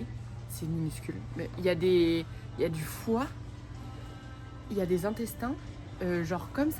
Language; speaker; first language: French; native; French